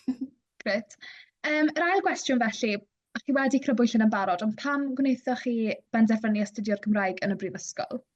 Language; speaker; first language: Welsh; native; Welsh